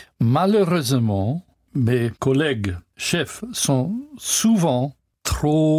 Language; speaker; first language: French; non-native, learner; English